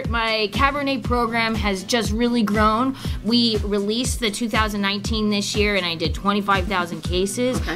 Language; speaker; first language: English; native; English